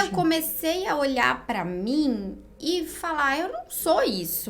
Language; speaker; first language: Portuguese; native; Portuguese